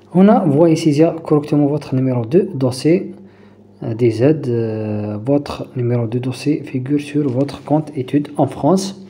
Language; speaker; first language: French; non-native, local second language; Arabic